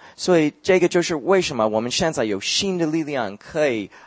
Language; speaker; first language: Chinese; non-native, fluent; English